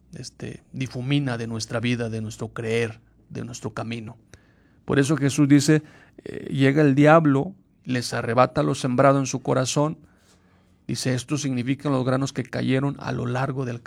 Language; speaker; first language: Spanish; native; Spanish